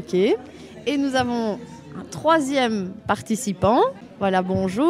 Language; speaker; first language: French; native; French